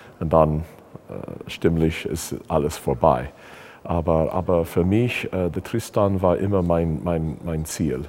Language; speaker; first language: German; non-native, learner; English